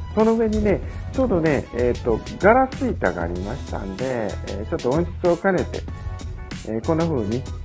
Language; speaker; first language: Japanese; native; Japanese